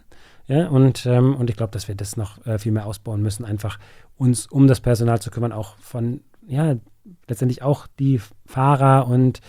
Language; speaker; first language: German; native; German